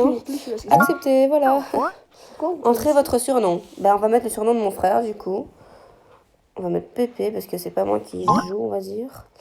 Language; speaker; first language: French; native; French